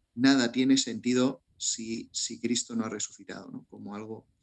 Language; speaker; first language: Spanish; native; Spanish